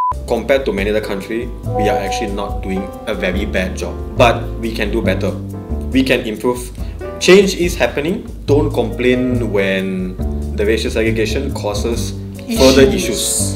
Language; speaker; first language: English; non-native, local second language; Tamil